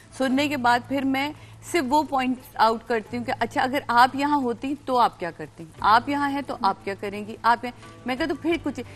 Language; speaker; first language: Urdu; native; Urdu